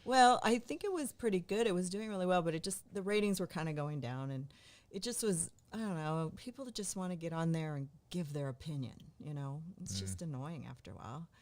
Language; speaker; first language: English; native; English